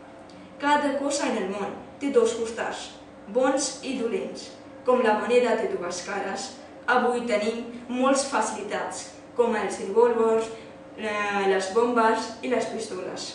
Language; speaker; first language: Catalan; early bilingual, other home language; Urdu